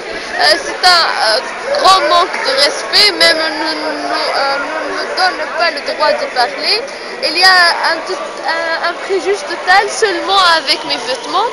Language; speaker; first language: French; non-native, learner; Arabic